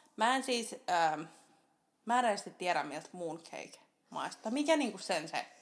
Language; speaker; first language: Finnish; native; Finnish